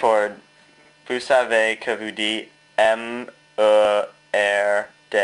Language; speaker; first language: French; non-native, learner; English